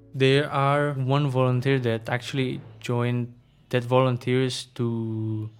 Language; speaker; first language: English; non-native, fluent; Indonesian